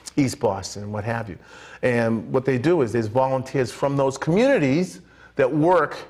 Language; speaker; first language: English; native; English